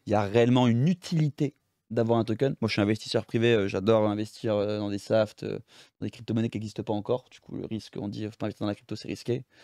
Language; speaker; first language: French; native; French